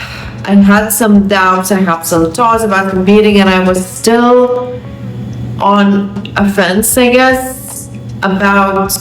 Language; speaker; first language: English; non-native, fluent; Lithuanian